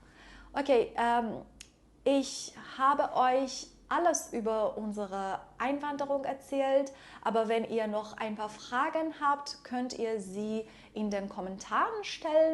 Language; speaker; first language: German; non-native, fluent; Persian